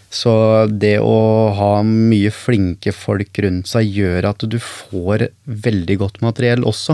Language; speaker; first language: Norwegian; early bilingual, other home language; Arabic